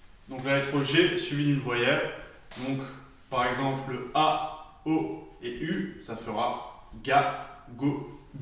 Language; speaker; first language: French; native; French